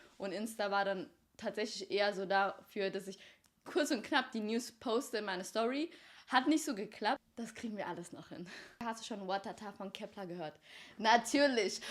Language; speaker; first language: German; early bilingual, other home language; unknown